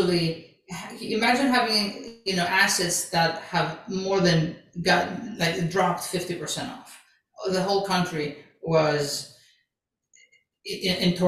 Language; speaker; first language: English; early bilingual, other home language; Greek